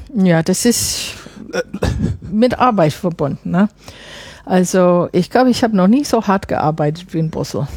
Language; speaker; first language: German; non-native, fluent; English